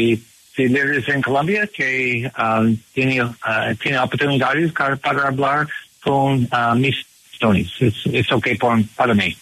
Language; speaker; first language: Spanish; non-native, learner; English